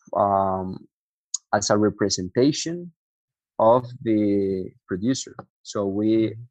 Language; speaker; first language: English; non-native, fluent; Spanish